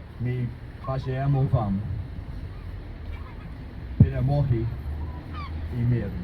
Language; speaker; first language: Ukrainian; non-native, learner; English